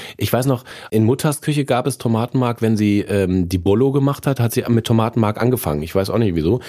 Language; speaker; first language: German; native; German